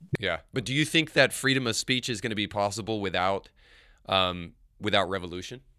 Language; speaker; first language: English; native; English